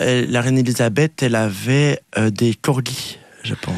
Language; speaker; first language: French; native; French